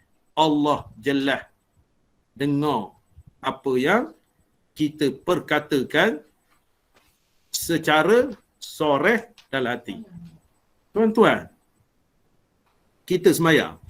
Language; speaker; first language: Malay; native; Malay